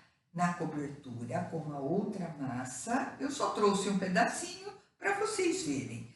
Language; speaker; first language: Portuguese; native; Portuguese